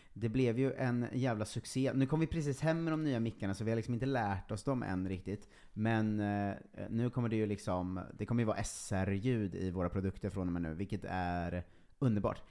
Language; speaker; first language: Swedish; native; Swedish